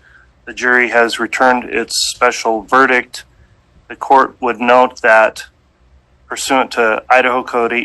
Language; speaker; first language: English; native; English